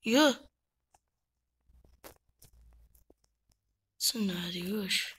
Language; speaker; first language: Arabic; native; Arabic